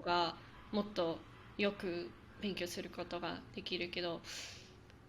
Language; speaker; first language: Japanese; non-native, fluent; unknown